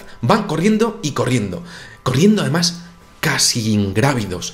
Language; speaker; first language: Spanish; native; Spanish